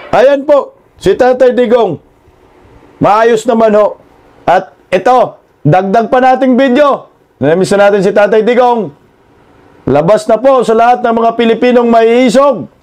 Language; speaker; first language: Filipino; non-native, local second language; Cebuano